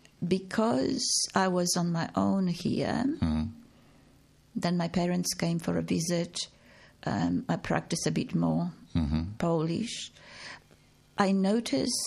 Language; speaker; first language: English; non-native, fluent; Polish